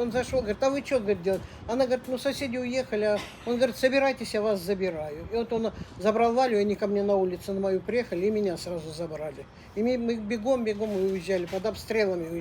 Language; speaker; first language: Russian; native; Russian